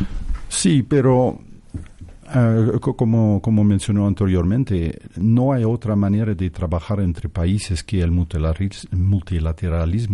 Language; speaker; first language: Spanish; non-native, fluent; Dutch